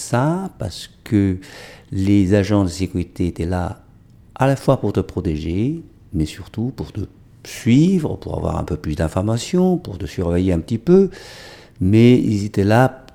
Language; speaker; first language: French; non-native, fluent; Chinese